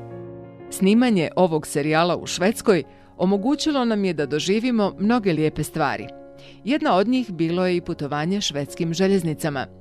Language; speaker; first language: Bosnian; native; Bosnian